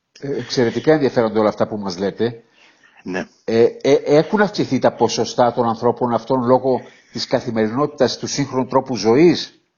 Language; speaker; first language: Greek; native; Greek